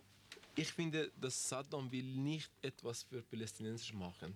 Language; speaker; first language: German; non-native, learner; Persian